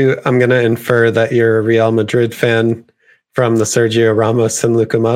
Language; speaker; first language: English; native; English